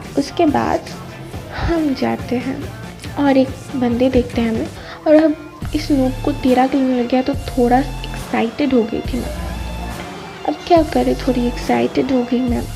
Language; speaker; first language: Hindi; non-native, local second language; Bangla